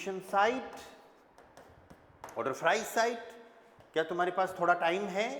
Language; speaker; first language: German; non-native, fluent; Hindi